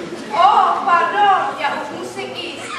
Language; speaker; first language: Czech; non-native, learner; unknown